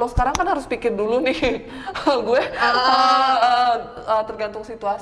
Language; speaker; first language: Indonesian; early bilingual, other home language; Korean